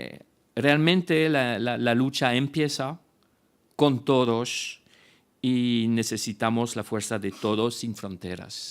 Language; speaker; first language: Spanish; non-native, fluent; French